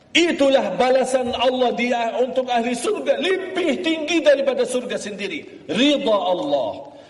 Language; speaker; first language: Malay; non-native, fluent; Arabic